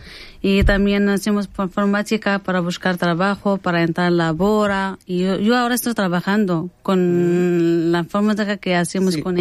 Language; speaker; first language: Spanish; non-native, learner; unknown